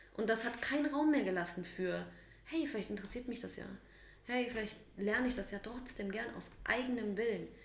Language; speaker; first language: German; native; German